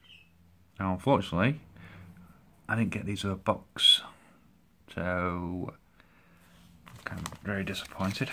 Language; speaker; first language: English; native; English